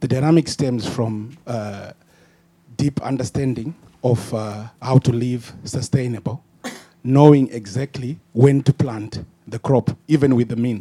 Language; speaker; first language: English; non-native, local second language; Shona